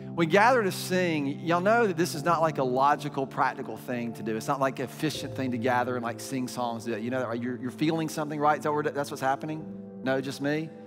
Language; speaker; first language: English; native; English